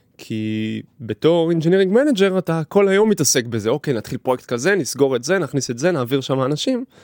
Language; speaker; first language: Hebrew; native; Hebrew